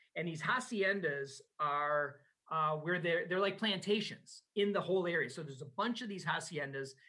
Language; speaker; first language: English; native; English